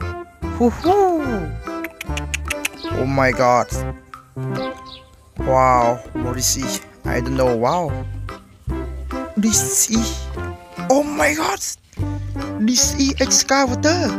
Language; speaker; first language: English; non-native, learner; Khmer